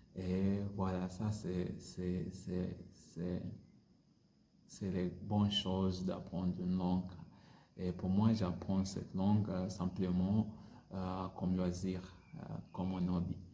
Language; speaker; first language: French; non-native, learner; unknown